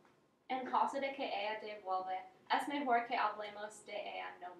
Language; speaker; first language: Spanish; non-native, learner; English